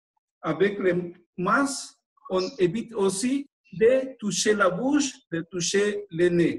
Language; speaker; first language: French; non-native, fluent; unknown